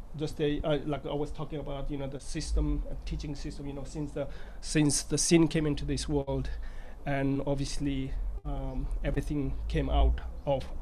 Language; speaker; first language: English; non-native, local second language; Nepali